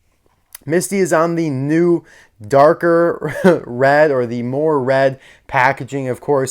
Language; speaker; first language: English; native; English